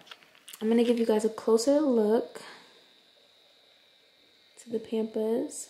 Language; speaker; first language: English; native; English